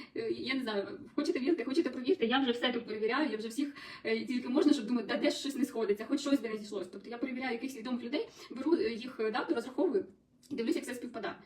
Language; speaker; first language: Ukrainian; non-native, local second language; Russian